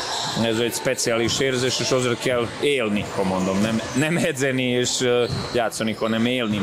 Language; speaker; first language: Hungarian; non-native, fluent; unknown